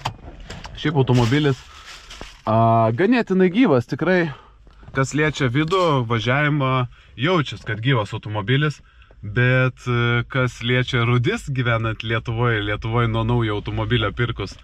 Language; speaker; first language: Lithuanian; native; Lithuanian